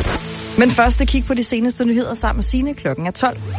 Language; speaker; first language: Danish; native; Danish